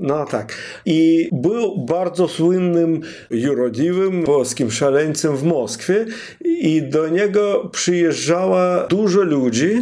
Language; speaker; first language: Polish; non-native, fluent; Russian